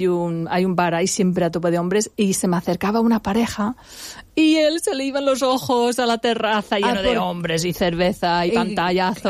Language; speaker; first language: Spanish; non-native, fluent; English